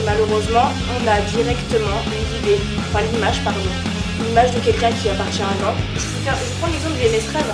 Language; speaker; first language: French; native; French